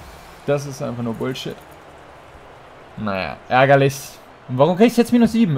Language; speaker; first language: German; native; German